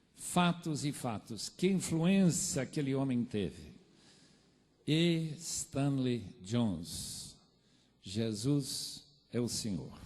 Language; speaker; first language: Portuguese; non-native, fluent; English